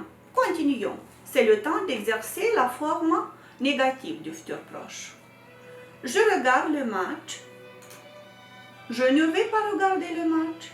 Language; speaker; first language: French; non-native, fluent; Romanian